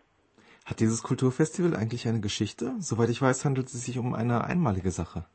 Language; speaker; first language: German; native; German